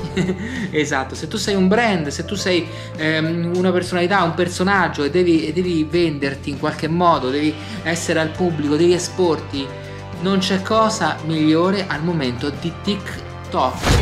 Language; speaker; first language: Italian; native; Italian